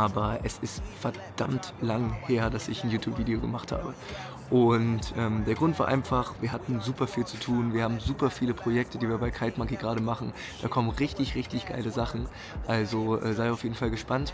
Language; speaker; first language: German; native; German